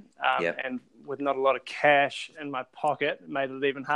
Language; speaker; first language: English; native; English